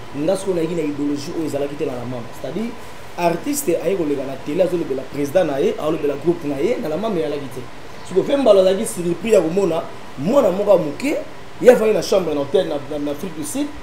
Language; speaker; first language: Lingala; native; Lingala